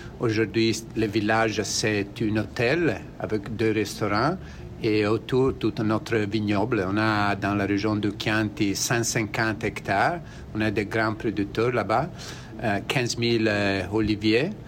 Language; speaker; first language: French; non-native, learner; Italian